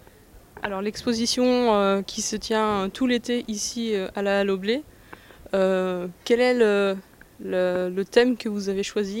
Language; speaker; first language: French; native; French